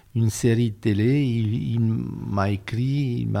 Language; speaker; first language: French; non-native, fluent; Romanian